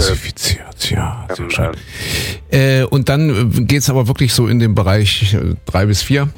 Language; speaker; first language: German; native; German